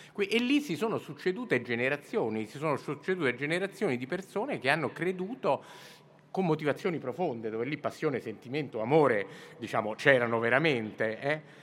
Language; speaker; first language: Italian; native; Italian